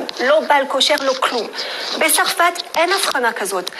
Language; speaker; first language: Hebrew; non-native, fluent; French